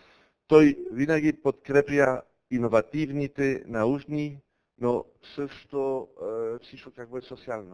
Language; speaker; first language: Bulgarian; non-native, learner; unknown